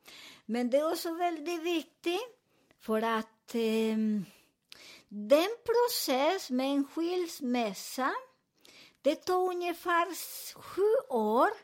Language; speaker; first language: Swedish; non-native, learner; Spanish